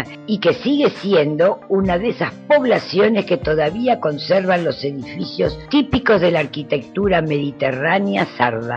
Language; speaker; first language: Spanish; native; Spanish